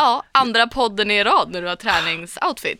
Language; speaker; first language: Swedish; native; Swedish